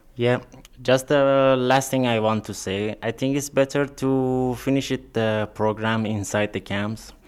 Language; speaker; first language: English; non-native, learner; Persian